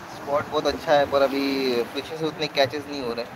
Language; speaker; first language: Hindi; non-native, local second language; Marathi